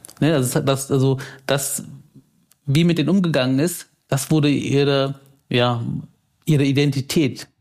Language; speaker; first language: German; early bilingual, other home language; Tamil